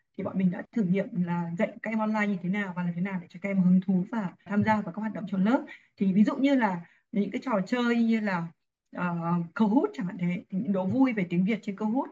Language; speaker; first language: Vietnamese; native; Vietnamese